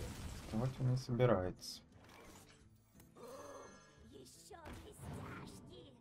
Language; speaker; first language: Russian; native; Russian